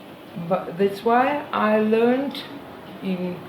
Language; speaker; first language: English; non-native, learner; Ukrainian